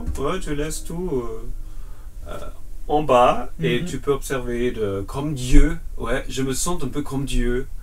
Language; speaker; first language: French; non-native, fluent; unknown